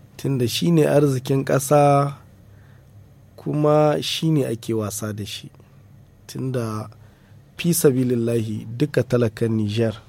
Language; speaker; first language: Hausa; native; Hausa